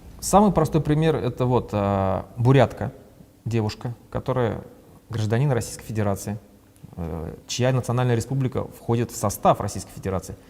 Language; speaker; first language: Russian; non-native, local second language; Bashkir